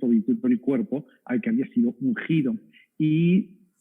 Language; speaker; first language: Spanish; native; Spanish